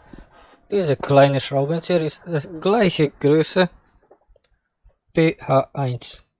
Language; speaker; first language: German; non-native, fluent; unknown